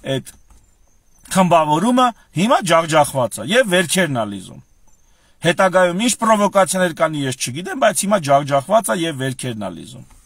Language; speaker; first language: Armenian; native; Armenian